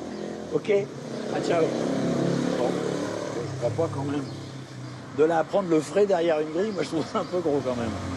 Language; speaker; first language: French; native; French